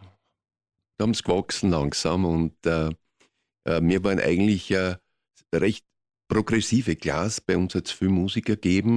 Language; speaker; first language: German; non-native, local second language; Croatian